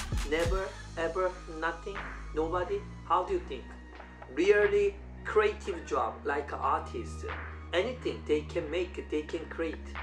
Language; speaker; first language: English; non-native, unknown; Korean